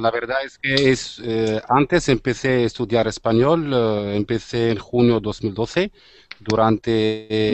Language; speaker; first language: Spanish; non-native, learner; Arabic